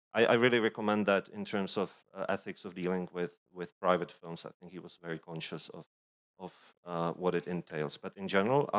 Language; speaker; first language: English; non-native, fluent; Czech